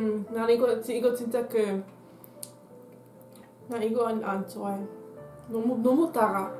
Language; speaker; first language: Korean; non-native, learner; Dutch